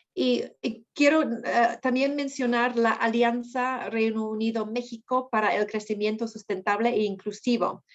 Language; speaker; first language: Spanish; non-native, fluent; English